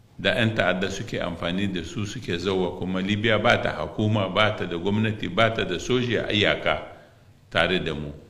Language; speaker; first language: Hausa; non-native, local second language; Arabic